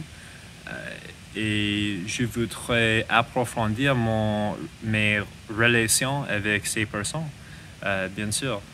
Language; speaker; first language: French; non-native, learner; English